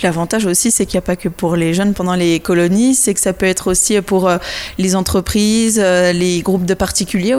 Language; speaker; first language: French; native; French